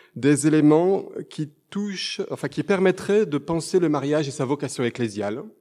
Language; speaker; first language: French; native; French